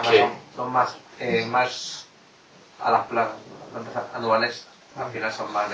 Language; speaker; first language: Spanish; native; Spanish